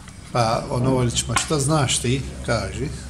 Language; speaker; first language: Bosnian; early bilingual, heritage; Bosnian